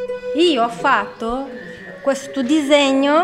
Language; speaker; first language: Italian; non-native, learner; Spanish